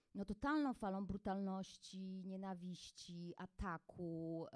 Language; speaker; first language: Polish; native; Polish